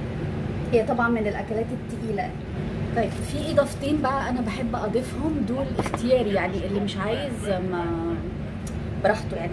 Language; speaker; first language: Arabic; native; Arabic